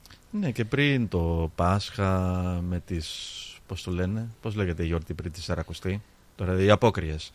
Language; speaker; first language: Greek; early bilingual, heritage; Greek